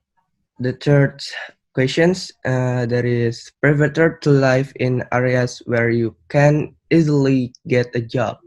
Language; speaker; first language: English; non-native, learner; Indonesian